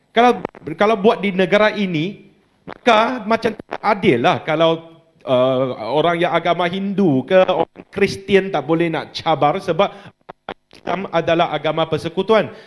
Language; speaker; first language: Malay; non-native, local second language; Chinese